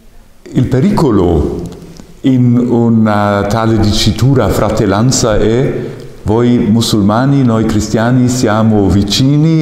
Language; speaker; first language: Italian; non-native, fluent; German